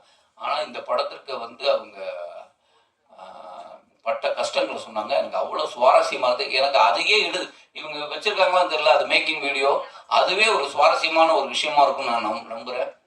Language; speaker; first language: Tamil; native; Tamil